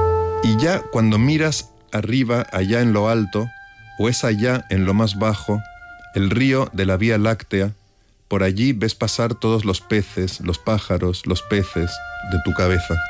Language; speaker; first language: Spanish; native; Spanish